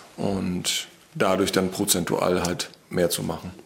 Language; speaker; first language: German; native; German